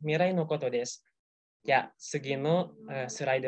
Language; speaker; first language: Japanese; non-native, learner; Indonesian